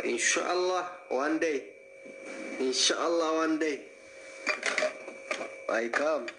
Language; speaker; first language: English; non-native, learner; Oromo